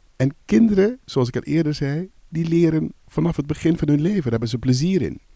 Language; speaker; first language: Dutch; native; Dutch